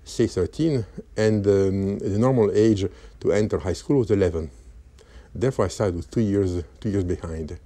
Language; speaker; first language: English; non-native, fluent; Polish